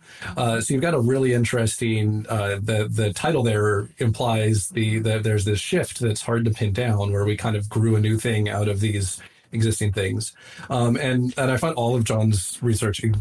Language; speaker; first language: English; native; English